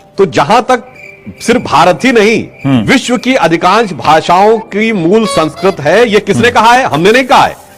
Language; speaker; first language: Hindi; native; Hindi